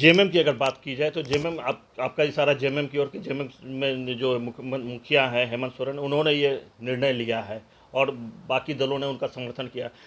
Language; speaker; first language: Hindi; native; Hindi